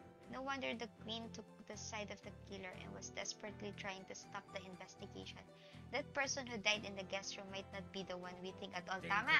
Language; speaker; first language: English; non-native, local second language; Filipino